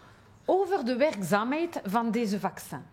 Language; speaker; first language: Dutch; non-native, local second language; French